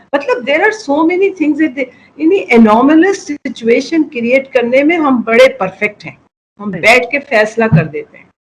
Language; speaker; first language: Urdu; native; Urdu